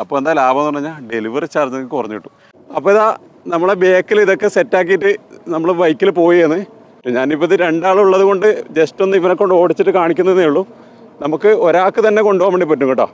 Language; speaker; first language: Malayalam; native; Malayalam